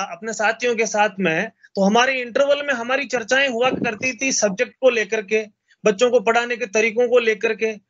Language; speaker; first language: Hindi; native; Hindi